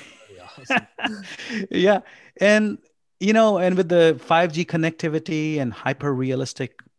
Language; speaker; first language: English; non-native, local second language; Urdu